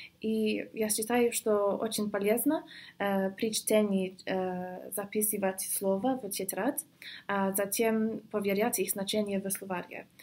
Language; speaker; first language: Russian; non-native, fluent; English